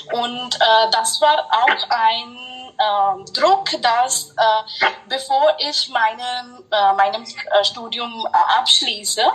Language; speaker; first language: German; non-native, fluent; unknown